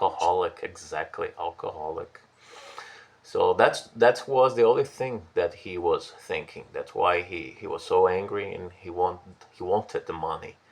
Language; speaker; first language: English; non-native, fluent; Portuguese